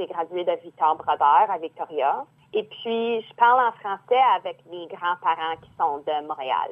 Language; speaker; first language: French; native; French